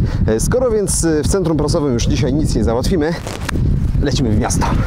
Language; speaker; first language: Polish; native; Polish